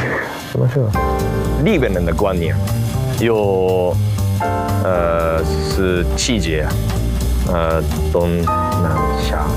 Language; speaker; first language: Chinese; non-native, learner; Japanese